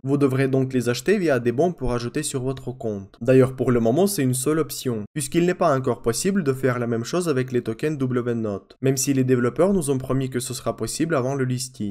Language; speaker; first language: French; non-native, fluent; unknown